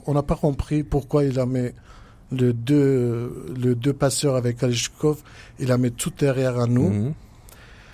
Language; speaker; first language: French; non-native, learner; Kurdish